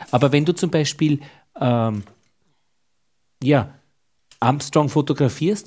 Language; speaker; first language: German; native; German